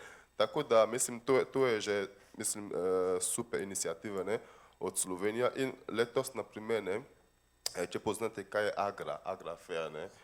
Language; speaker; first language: Slovenian; non-native, fluent; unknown